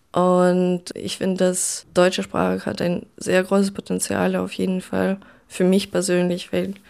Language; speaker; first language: German; non-native, fluent; Russian